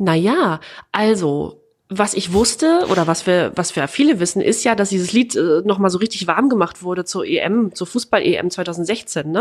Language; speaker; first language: German; native; German